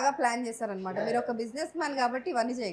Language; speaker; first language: Telugu; native; Telugu